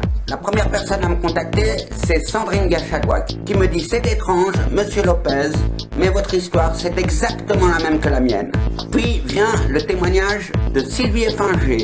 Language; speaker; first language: French; native; French